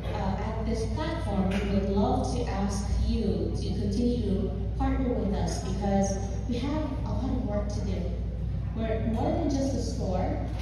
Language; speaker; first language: English; native; English